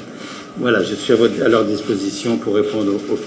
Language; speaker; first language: French; native; French